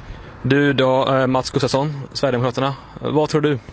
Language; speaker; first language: Swedish; native; Swedish